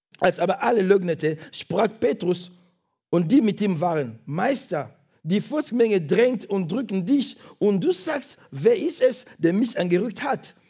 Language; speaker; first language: German; non-native, fluent; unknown